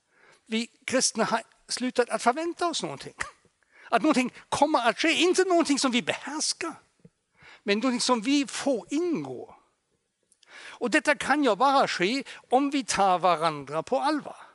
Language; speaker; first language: Swedish; non-native, fluent; German